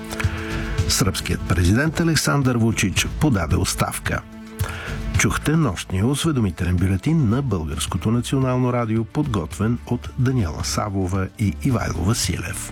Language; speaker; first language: Bulgarian; native; Bulgarian